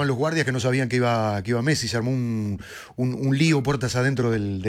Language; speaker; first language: Spanish; native; Spanish